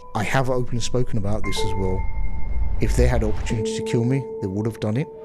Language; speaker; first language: English; early bilingual, other home language; Hindi